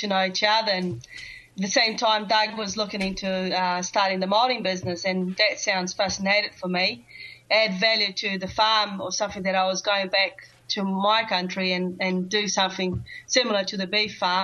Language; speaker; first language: English; non-native, fluent; Portuguese